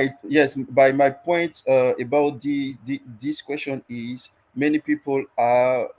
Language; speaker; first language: English; non-native, learner; French